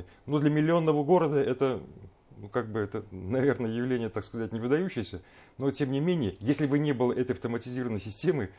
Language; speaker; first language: Russian; native; Russian